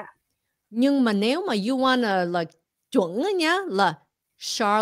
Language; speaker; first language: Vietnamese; early bilingual, heritage; Vietnamese